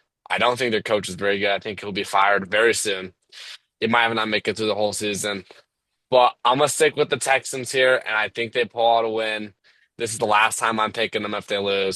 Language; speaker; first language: English; native; English